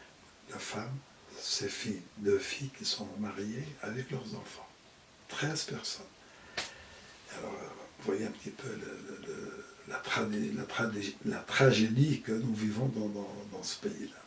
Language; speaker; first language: French; non-native, fluent; Arabic